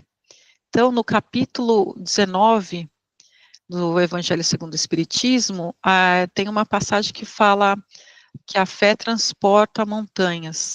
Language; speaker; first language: Portuguese; native; Portuguese